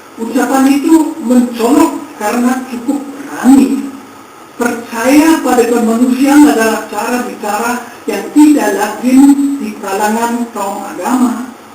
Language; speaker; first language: Indonesian; non-native, fluent; German